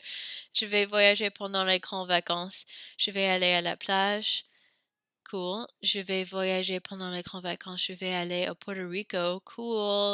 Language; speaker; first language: French; non-native, fluent; English